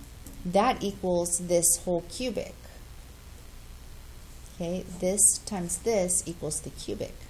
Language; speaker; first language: English; native; English